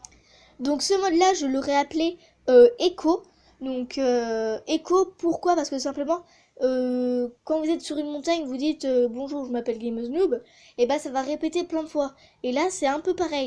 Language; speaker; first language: French; native; French